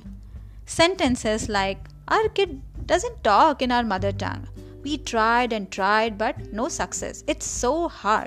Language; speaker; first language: English; non-native, local second language; Marathi